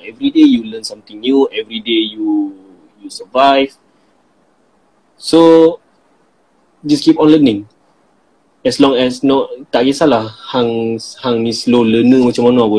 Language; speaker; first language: English; non-native, local second language; Malay